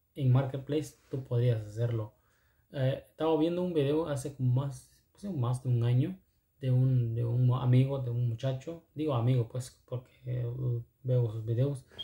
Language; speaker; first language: Spanish; non-native, local second language; Zapotec